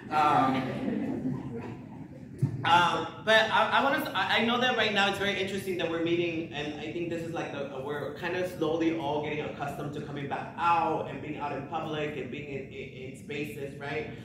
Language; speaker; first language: English; early bilingual, other home language; Spanish